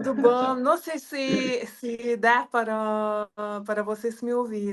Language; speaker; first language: Portuguese; non-native, fluent; Hungarian